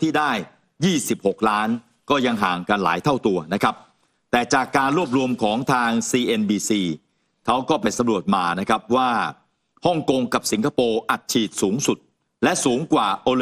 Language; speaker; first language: Thai; native; Thai